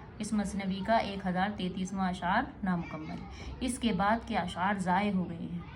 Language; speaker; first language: Urdu; native; Urdu